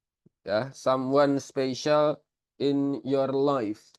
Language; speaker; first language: English; non-native, learner; Indonesian